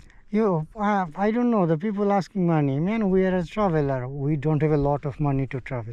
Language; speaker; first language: English; non-native, local second language; Bangla